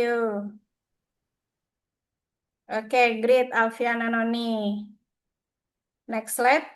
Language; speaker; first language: English; non-native, learner; Indonesian